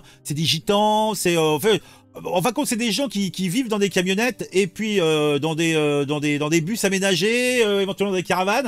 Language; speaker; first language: French; native; French